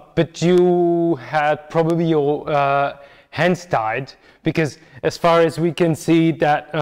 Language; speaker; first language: English; non-native, fluent; Hungarian